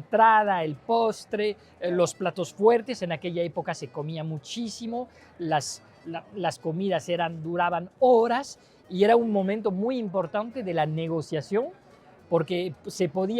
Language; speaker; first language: Spanish; non-native, fluent; French